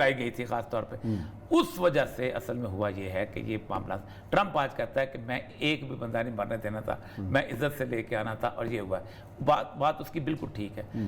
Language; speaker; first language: Urdu; non-native, local second language; Pashto